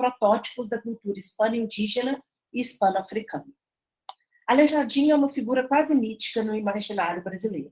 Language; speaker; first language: Portuguese; native; Portuguese